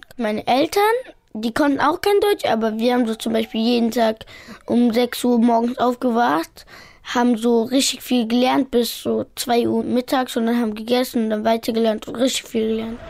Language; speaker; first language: German; early bilingual, other home language; Pashto